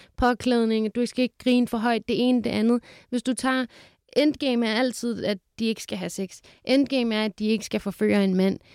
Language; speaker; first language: Danish; early bilingual, other home language; Kurdish